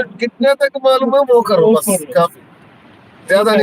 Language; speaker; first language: Hindi; non-native, local second language; Malayalam